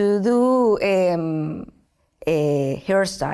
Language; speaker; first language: English; non-native, learner; Spanish